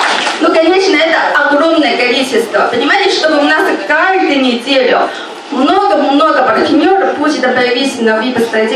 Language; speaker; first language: Russian; non-native, learner; Chinese